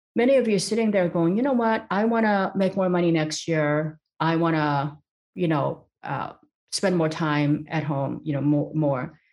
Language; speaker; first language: English; early bilingual, other home language; Korean